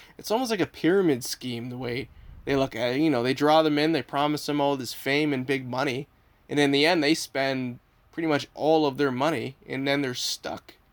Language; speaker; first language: English; native; English